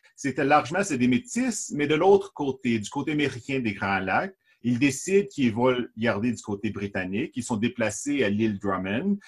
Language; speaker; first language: French; native; French